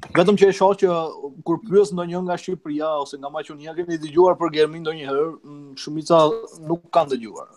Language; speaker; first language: Albanian; native; Albanian